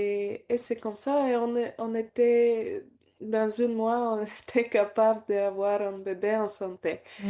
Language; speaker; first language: French; non-native, learner; Bulgarian